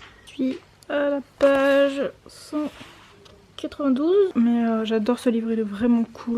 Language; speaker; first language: French; native; French